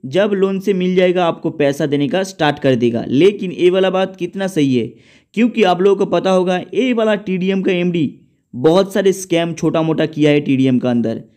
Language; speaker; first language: Hindi; non-native, local second language; Bangla